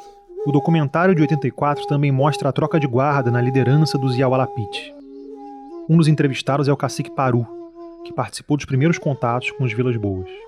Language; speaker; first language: Portuguese; native; Portuguese